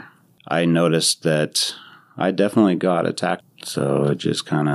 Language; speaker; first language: English; native; English